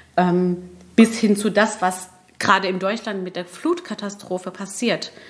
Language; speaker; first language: German; early bilingual, other home language; Persian